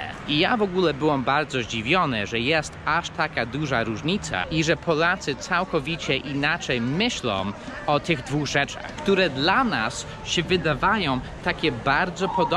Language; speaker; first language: Polish; early bilingual, heritage; Polish